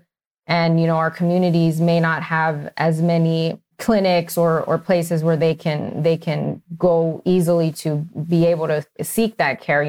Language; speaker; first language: English; native; English